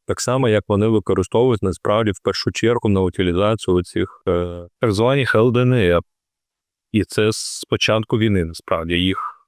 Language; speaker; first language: Ukrainian; native; Ukrainian